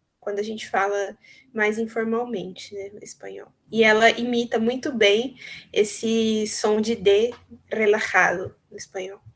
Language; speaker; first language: Portuguese; native; Portuguese